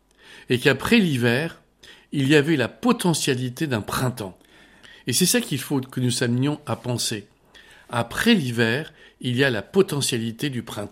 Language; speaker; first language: French; native; French